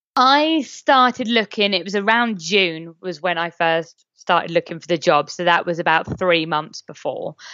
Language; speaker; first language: English; native; English